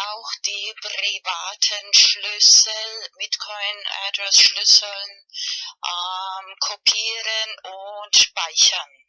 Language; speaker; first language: German; non-native, fluent; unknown